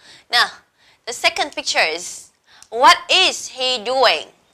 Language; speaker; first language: English; non-native, fluent; Vietnamese